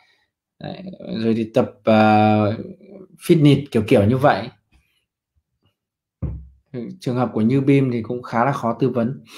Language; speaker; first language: Vietnamese; native; Vietnamese